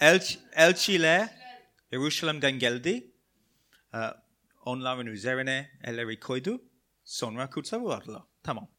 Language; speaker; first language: Turkish; non-native, fluent; English